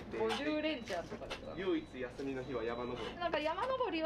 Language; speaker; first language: Japanese; native; Japanese